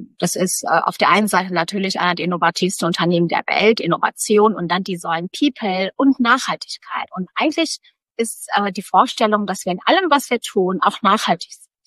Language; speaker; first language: German; early bilingual, other home language; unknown